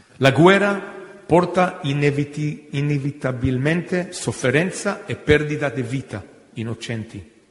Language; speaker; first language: Italian; non-native, fluent; Hebrew